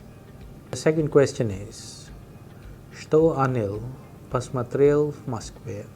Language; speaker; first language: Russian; non-native, fluent; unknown